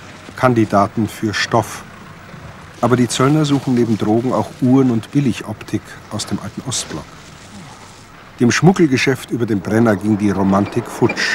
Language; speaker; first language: German; native; German